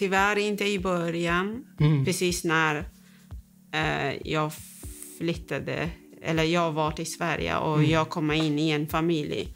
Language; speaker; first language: Swedish; non-native, fluent; Persian